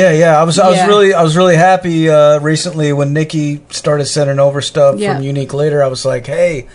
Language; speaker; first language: English; native; English